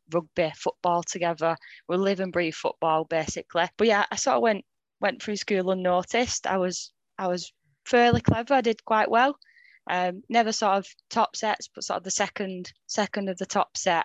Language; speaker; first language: English; native; English